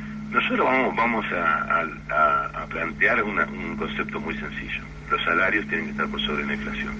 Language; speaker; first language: Spanish; native; Spanish